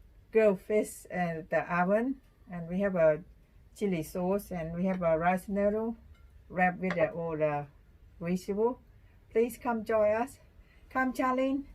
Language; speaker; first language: English; non-native, learner; Thai